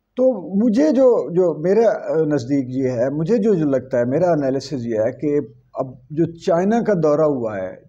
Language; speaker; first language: Urdu; native; Urdu